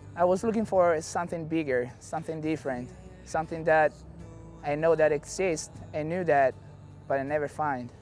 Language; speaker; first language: English; non-native, fluent; Italian